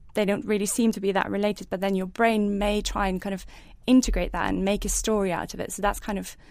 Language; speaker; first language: English; non-native, fluent; Norwegian